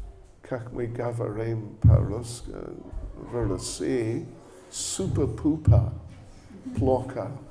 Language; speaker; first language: Russian; non-native, learner; English